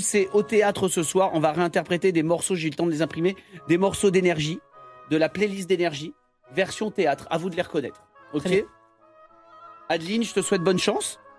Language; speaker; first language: French; native; French